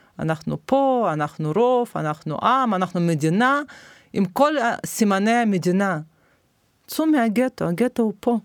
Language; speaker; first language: Hebrew; non-native, fluent; Russian